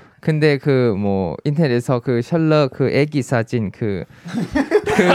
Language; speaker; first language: Korean; non-native, fluent; Thai